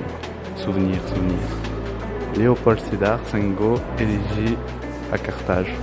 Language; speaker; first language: French; native; French